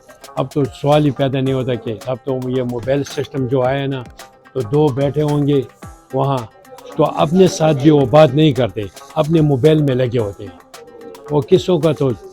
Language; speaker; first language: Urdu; non-native, local second language; Pashto